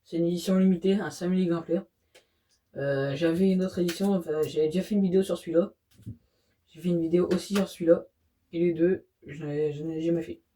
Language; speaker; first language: French; native; French